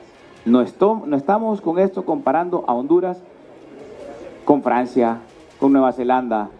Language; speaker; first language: Spanish; native; Spanish